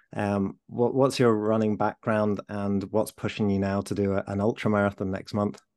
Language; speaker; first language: English; native; English